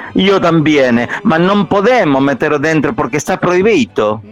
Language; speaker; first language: Spanish; native; Spanish